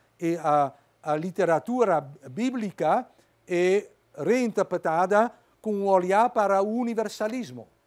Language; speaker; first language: Portuguese; non-native, fluent; Dutch